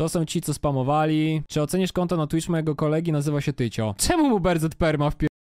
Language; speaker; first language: Polish; native; Polish